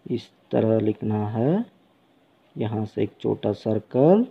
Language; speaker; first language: Hindi; non-native, local second language; Kannada